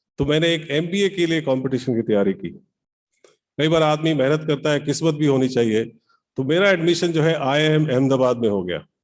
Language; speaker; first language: Hindi; native; Hindi